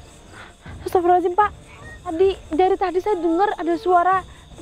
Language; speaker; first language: Indonesian; native; Indonesian